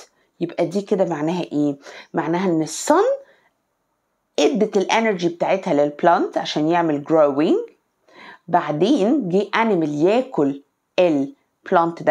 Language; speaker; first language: Arabic; native; Arabic